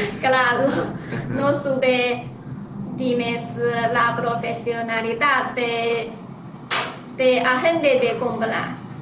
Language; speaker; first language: Spanish; non-native, learner; Chinese